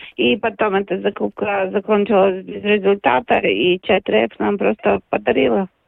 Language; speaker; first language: Russian; non-native, local second language; Latvian